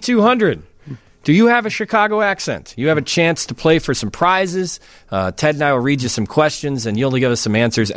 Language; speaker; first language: English; native; English